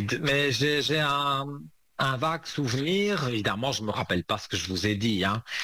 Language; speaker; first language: French; native; French